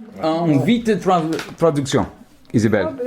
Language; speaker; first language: French; non-native, learner; English